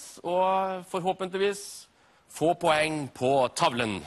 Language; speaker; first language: Norwegian; native; Norwegian